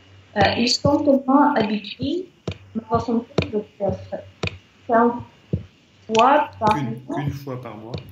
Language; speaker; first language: French; non-native, learner; Russian